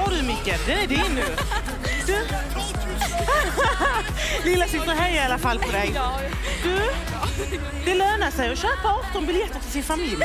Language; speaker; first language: Swedish; native; Swedish